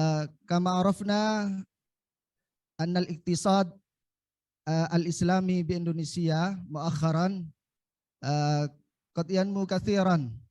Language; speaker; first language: Arabic; non-native, fluent; Indonesian